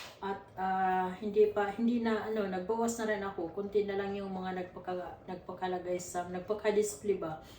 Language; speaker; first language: Filipino; non-native, local second language; Waray